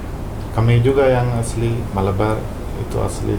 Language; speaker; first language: Indonesian; non-native, local second language; Malayalam